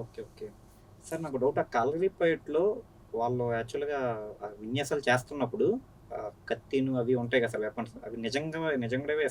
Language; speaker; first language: Telugu; native; Telugu